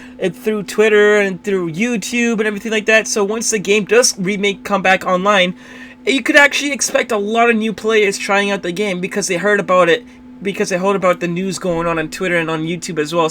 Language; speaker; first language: English; native; English